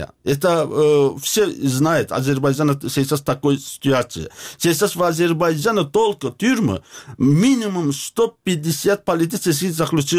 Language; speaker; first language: Russian; non-native, learner; Azerbaijani